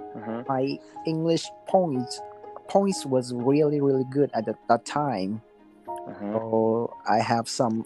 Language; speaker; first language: English; non-native, learner; Vietnamese